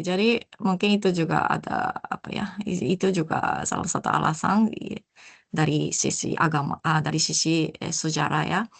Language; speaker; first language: Indonesian; non-native, learner; Japanese